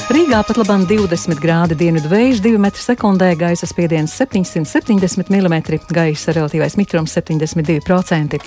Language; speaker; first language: Latvian; native; Latvian